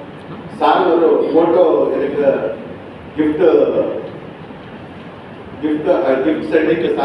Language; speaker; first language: Tamil; non-native, learner; Kannada